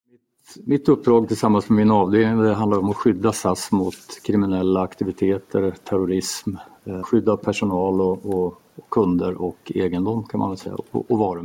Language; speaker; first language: Swedish; native; Swedish